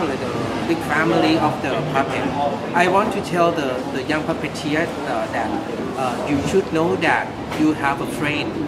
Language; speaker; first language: English; non-native, learner; Thai